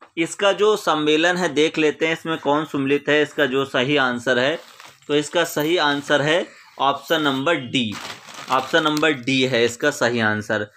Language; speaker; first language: Hindi; native; Hindi